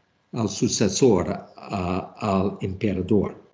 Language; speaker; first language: Spanish; non-native, fluent; English